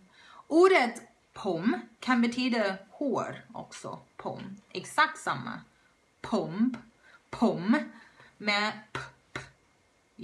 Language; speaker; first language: Swedish; non-native, fluent; Thai